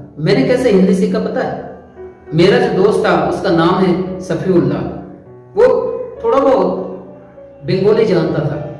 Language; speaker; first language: Hindi; non-native, local second language; Bangla